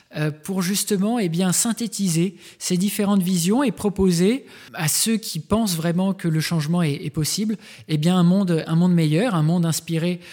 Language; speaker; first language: French; native; French